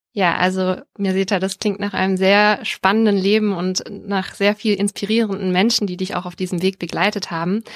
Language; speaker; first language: German; native; German